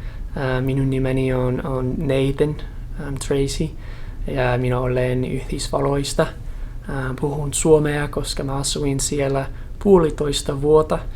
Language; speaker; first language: Finnish; non-native, fluent; English